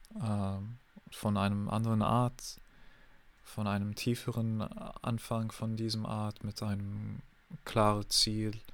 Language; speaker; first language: German; non-native, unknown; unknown